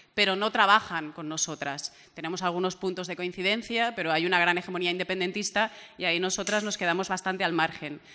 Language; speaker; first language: Spanish; native; Spanish